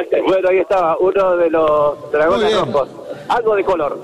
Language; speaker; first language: Spanish; native; Spanish